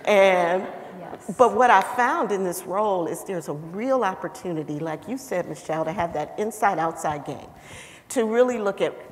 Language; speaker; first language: English; native; English